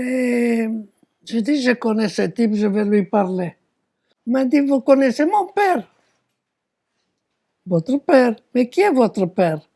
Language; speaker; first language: French; non-native, fluent; Romanian